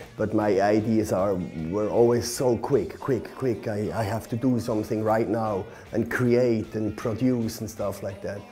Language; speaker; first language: English; non-native, fluent; Swiss German